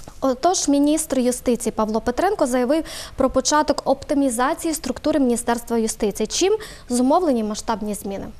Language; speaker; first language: Ukrainian; native; Ukrainian